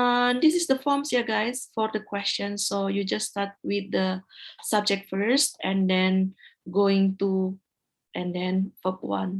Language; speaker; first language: English; non-native, fluent; Indonesian